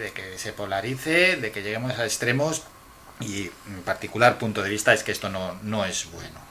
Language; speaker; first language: Spanish; native; Spanish